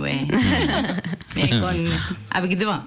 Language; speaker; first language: French; non-native, fluent; Spanish